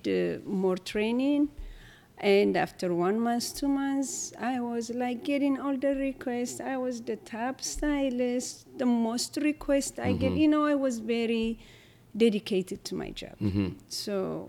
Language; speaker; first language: English; non-native, learner; Tigrinya